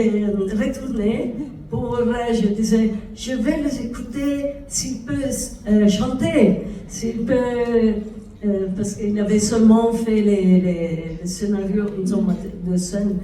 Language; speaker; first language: French; non-native, learner; Italian